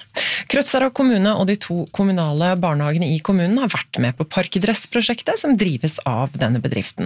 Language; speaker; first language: Norwegian; native; Norwegian